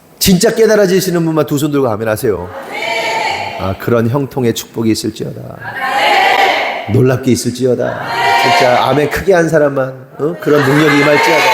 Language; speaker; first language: Korean; native; Korean